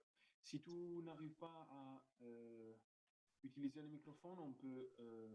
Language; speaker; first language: French; non-native, fluent; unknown